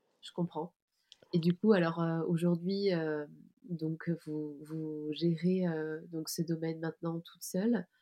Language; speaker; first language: French; native; French